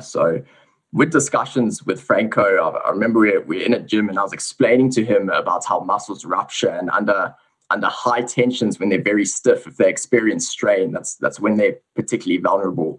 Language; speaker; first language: English; native; English